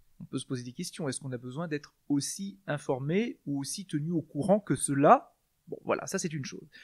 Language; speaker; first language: French; native; French